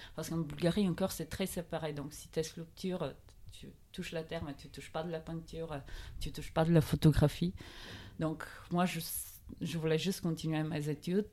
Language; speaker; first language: French; non-native, fluent; Bulgarian